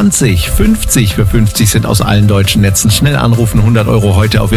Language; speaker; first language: German; native; German